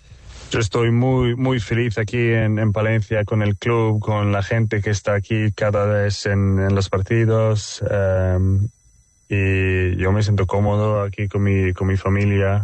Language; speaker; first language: Spanish; non-native, fluent; Swedish